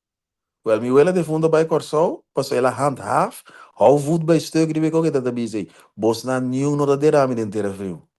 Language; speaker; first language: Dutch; non-native, local second language; Papiamento